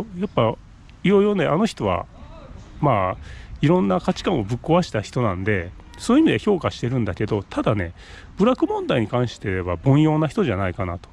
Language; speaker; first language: Japanese; native; Japanese